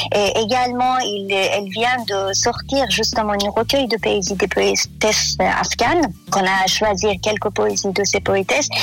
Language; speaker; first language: French; non-native, fluent; Persian